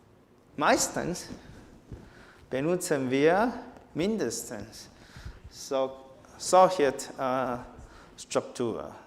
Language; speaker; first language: German; non-native, fluent; Chinese